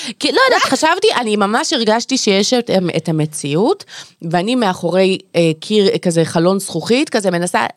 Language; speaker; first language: Hebrew; native; Hebrew